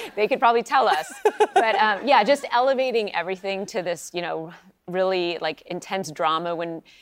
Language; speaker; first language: English; native; English